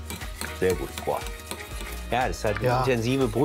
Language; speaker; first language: German; native; German